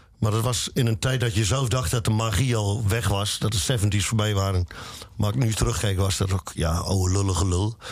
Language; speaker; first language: Dutch; native; Dutch